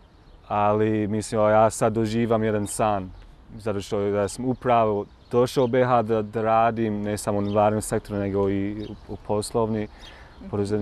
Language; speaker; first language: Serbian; non-native, learner; English